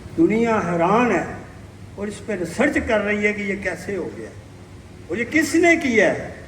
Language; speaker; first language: Urdu; non-native, local second language; Punjabi